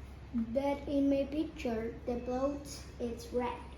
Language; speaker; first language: English; non-native, learner; Vietnamese